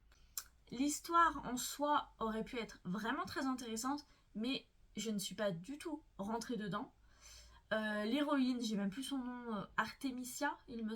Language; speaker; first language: French; native; French